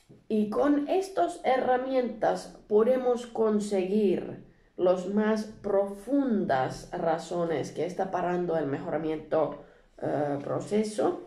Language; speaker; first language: Spanish; non-native, learner; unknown